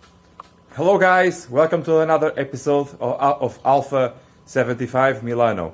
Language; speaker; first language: English; non-native, fluent; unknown